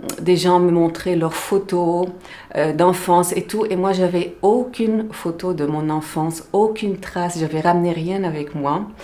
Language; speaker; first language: French; non-native, fluent; Arabic